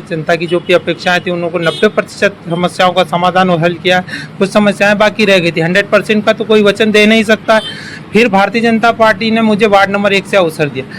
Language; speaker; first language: Hindi; native; Hindi